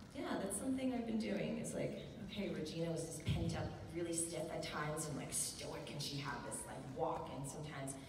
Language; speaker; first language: English; native; English